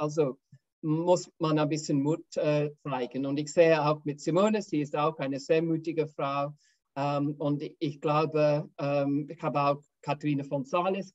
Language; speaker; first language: German; non-native, fluent; English